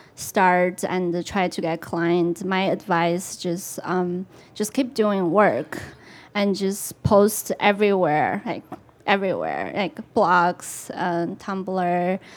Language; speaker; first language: English; non-native, fluent; Chinese